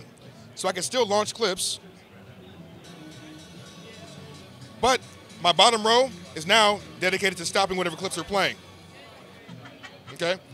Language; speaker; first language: English; native; English